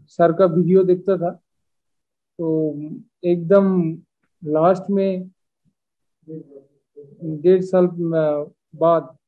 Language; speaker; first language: Hindi; non-native, local second language; Bangla